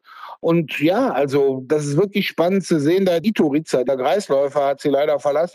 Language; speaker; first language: German; native; German